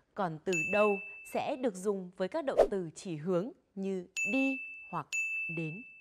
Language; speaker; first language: Vietnamese; native; Vietnamese